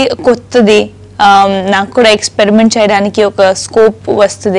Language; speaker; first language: Telugu; non-native, learner; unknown